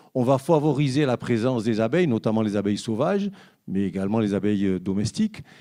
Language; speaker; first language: French; native; French